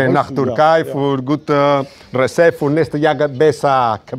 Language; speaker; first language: German; non-native, learner; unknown